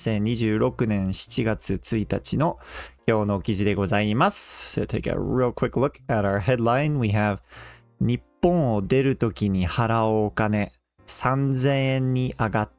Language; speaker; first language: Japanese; non-native, fluent; English